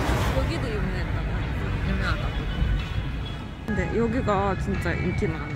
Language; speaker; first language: Korean; non-native, fluent; Japanese